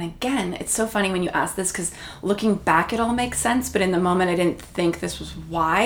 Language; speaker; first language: English; native; English